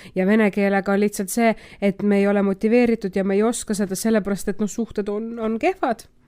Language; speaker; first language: Estonian; non-native, local second language; Russian